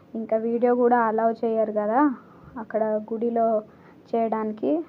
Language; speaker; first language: Telugu; non-native, learner; Marathi